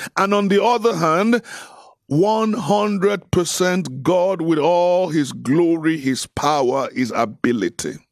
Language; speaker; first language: English; non-native, local second language; Yoruba